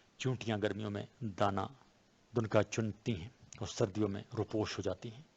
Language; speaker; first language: Urdu; non-native, local second language; Pashto